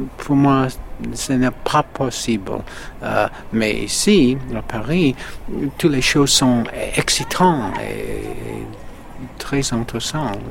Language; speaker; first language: French; non-native, learner; English